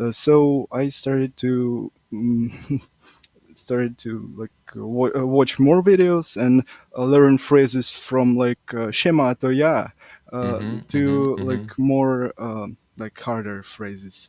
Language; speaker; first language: English; non-native, fluent; Russian